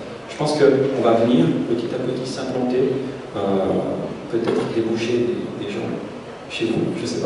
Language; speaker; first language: French; native; French